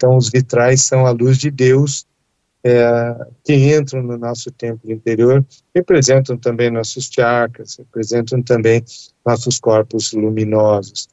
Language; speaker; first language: Portuguese; native; Portuguese